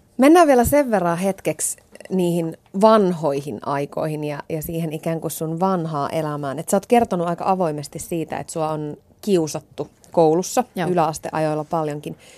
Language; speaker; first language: Finnish; native; Finnish